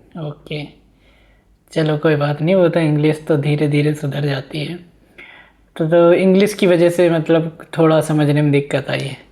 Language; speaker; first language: Hindi; native; Hindi